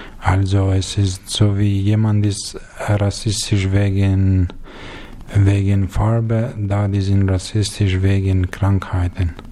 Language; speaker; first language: German; non-native, learner; Albanian